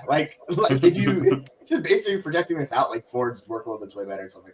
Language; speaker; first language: English; native; English